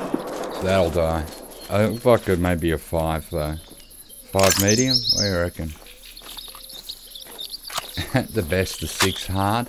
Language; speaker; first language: English; native; English